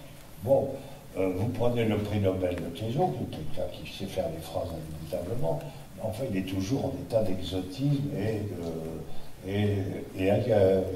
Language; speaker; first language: French; native; French